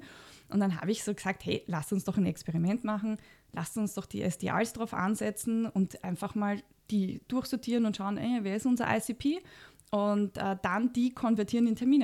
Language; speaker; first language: German; native; German